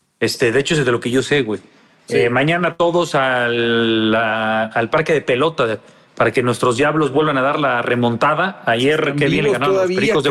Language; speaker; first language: Spanish; native; Spanish